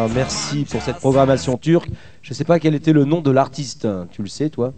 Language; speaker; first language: French; native; French